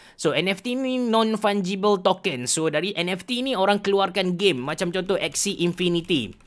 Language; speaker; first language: Malay; native; Malay